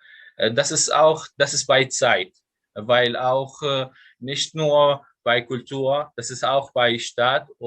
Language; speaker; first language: German; non-native, learner; Arabic